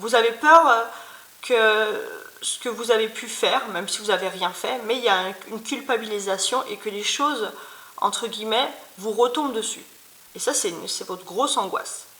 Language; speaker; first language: French; native; French